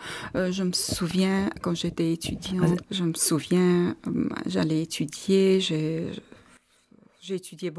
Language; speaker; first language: French; non-native, fluent; Armenian